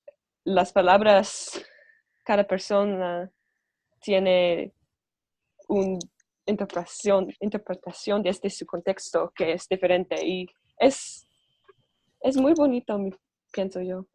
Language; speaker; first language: Spanish; non-native, fluent; English